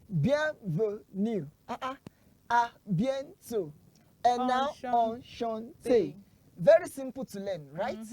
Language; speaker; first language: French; non-native, learner; Yoruba